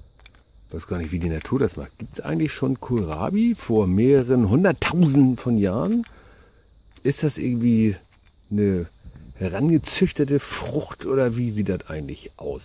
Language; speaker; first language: German; native; German